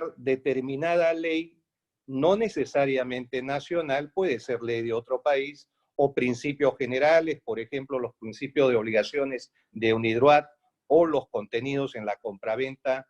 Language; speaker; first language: Spanish; native; Spanish